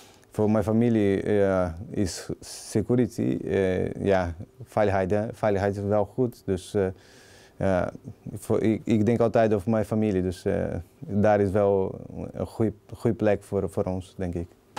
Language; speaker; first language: Dutch; non-native, learner; Portuguese